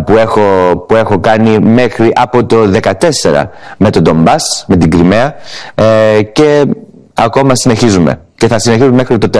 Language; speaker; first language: Greek; early bilingual, heritage; Greek